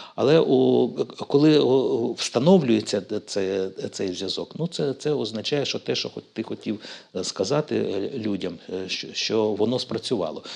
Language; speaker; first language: Ukrainian; native; Ukrainian